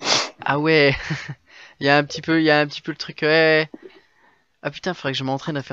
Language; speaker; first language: French; native; French